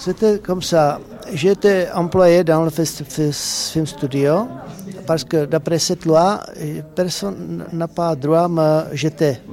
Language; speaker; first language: French; non-native, learner; Czech